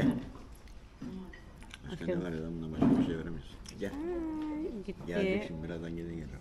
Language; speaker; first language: Turkish; native; Turkish